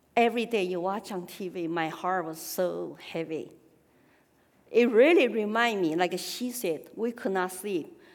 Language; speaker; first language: English; non-native, fluent; Chinese